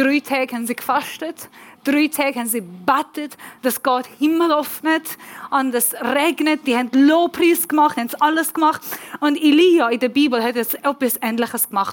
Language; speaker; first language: German; non-native, learner; Persian